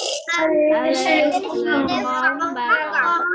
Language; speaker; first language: French; non-native, learner; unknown